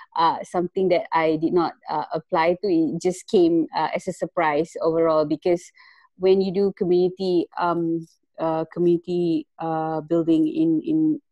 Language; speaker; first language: English; non-native, local second language; Malay